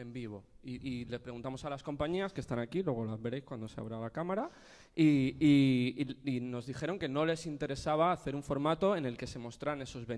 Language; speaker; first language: Spanish; native; Spanish